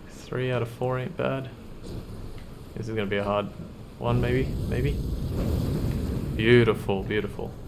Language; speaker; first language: English; native; English